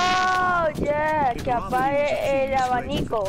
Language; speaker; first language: Spanish; native; Spanish